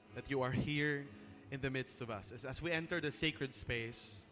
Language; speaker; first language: English; non-native, local second language; Filipino